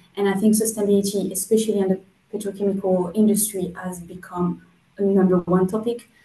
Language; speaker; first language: English; non-native, fluent; French